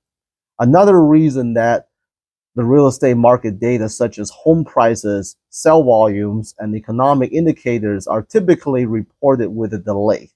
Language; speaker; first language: English; non-native, fluent; Chinese